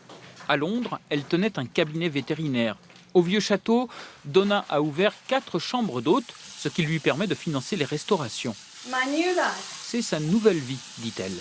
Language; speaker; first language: French; native; French